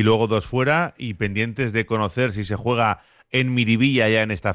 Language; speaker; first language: Spanish; native; Spanish